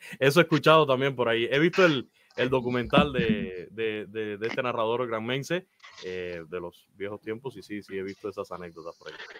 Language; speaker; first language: Spanish; native; Spanish